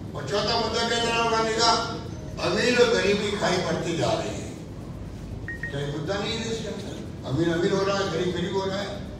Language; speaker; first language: Hindi; native; Hindi